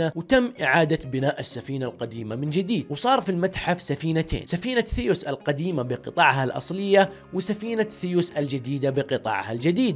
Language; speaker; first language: Arabic; native; Arabic